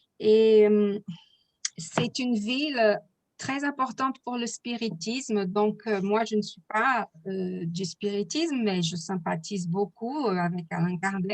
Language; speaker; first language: French; non-native, fluent; Portuguese